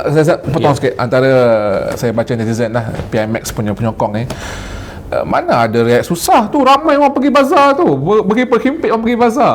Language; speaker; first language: Malay; native; Malay